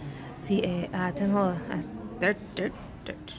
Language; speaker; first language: Portuguese; non-native, learner; English